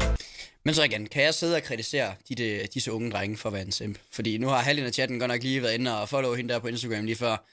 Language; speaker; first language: Danish; native; Danish